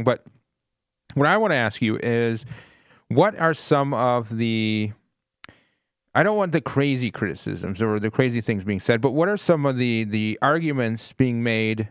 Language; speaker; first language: English; native; English